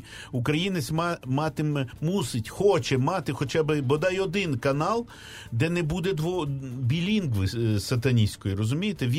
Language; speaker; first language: Ukrainian; native; Ukrainian